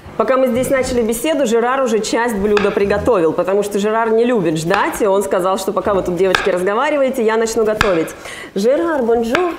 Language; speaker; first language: Russian; native; Russian